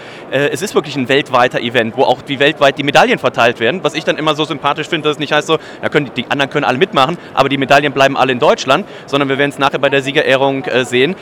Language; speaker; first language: German; native; German